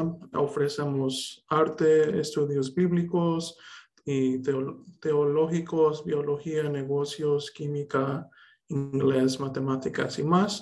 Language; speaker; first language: Spanish; early bilingual, heritage; Spanish